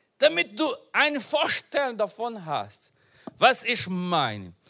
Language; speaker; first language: German; non-native, learner; Portuguese